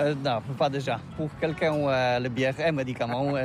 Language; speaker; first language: French; non-native, learner; Polish